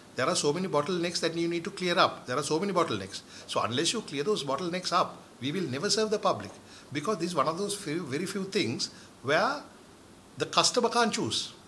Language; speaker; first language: English; non-native, local second language; Sinhala